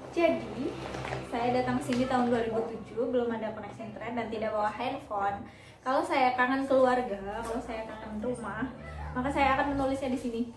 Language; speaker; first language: Indonesian; native; Indonesian